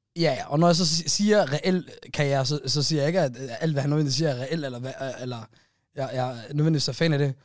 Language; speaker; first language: Danish; native; Danish